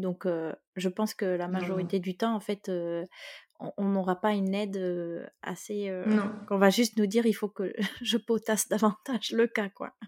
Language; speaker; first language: French; native; French